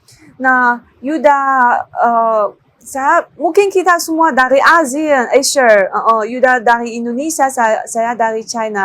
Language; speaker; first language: Indonesian; non-native, learner; Chinese